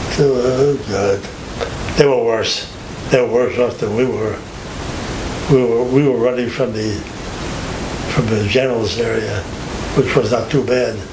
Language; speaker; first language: English; native; English